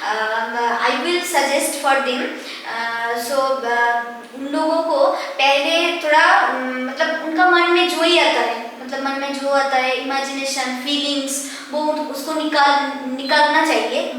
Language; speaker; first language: Hindi; non-native, local second language; Bangla